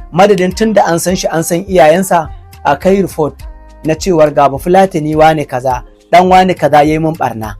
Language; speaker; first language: Hausa; non-native, local second language; Fula